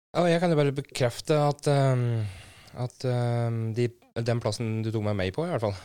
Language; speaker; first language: Norwegian; native; Norwegian